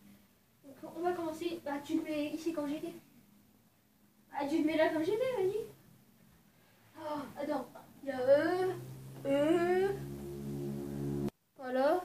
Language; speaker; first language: French; native; French